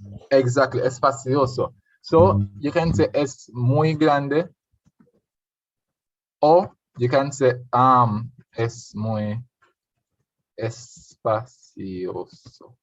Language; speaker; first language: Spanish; non-native, fluent; English